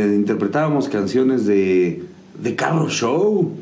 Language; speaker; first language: Spanish; native; Spanish